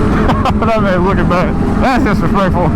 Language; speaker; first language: English; native; English